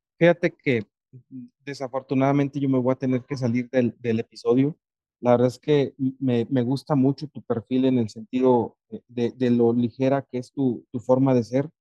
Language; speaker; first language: Spanish; native; Spanish